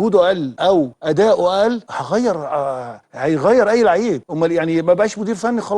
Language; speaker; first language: Arabic; native; Arabic